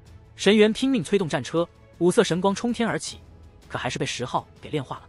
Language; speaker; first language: Chinese; native; Chinese